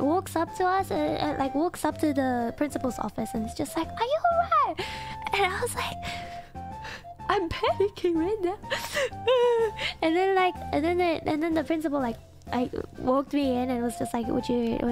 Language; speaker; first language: English; native; English